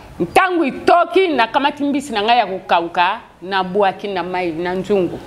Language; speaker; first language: Lingala; non-native, local second language; Kituba (Democratic Republic of Congo)